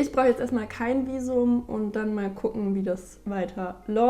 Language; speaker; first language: German; native; German